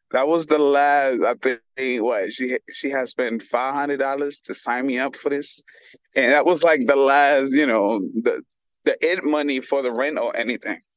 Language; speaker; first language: English; early bilingual, other home language; Spanish